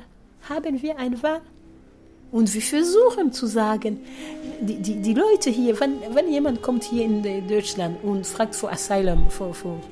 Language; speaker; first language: German; non-native, fluent; Kinyarwanda